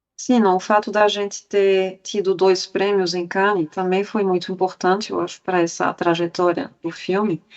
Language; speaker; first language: Portuguese; non-native, fluent; French